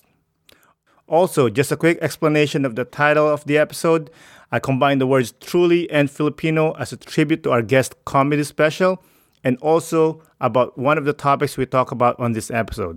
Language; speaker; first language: English; non-native, local second language; Filipino